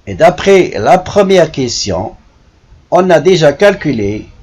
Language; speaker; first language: French; non-native, local second language; Arabic